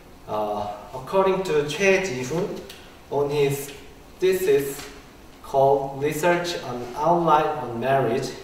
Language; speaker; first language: English; non-native, learner; Korean